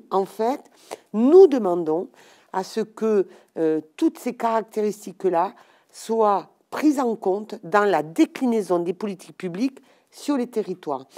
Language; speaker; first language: French; native; French